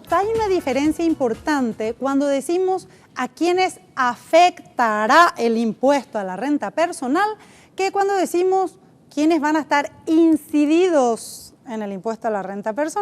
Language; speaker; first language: Spanish; native; Spanish